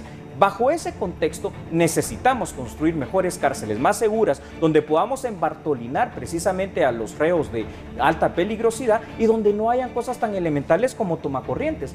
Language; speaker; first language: Spanish; native; Spanish